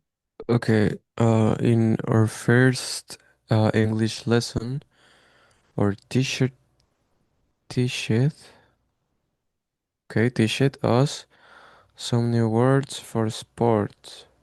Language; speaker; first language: English; non-native, learner; Spanish